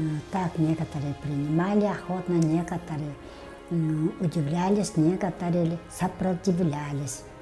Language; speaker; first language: Russian; non-native, local second language; Tuvinian